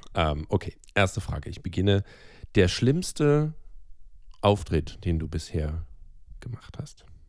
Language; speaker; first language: German; native; German